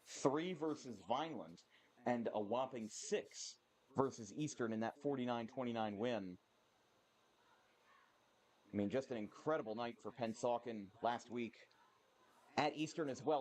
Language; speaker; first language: English; native; English